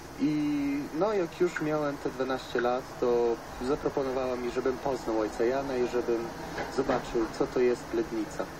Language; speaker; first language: Polish; early bilingual, heritage; Italian